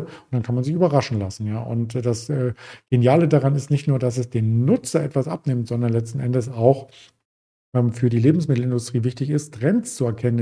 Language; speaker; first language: German; native; German